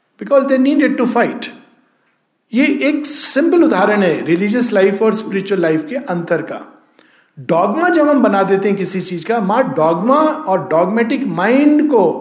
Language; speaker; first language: Hindi; native; Hindi